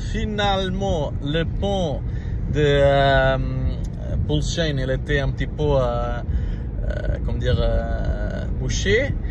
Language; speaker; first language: French; non-native, learner; Portuguese